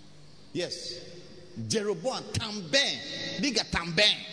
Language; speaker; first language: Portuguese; non-native, learner; English